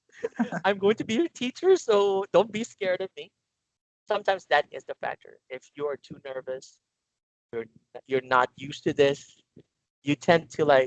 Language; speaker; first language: English; non-native, local second language; Filipino